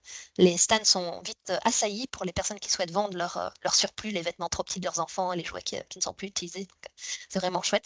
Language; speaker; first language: French; native; French